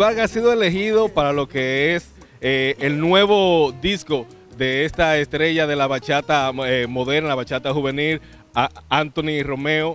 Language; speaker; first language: Spanish; native; Spanish